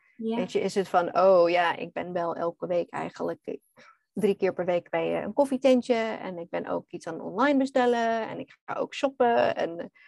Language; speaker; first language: Dutch; non-native, fluent; English